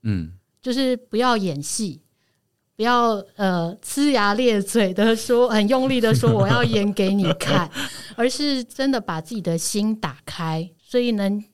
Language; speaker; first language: Chinese; native; Chinese